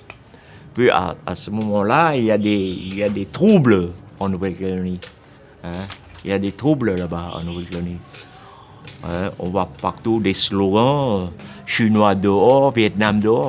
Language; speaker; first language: French; non-native, local second language; Vietnamese